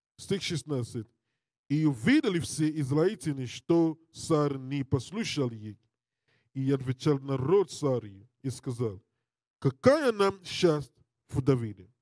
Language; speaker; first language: Russian; non-native, learner; English